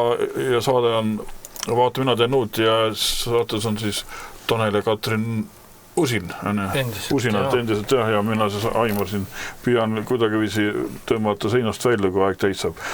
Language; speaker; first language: Estonian; native; Estonian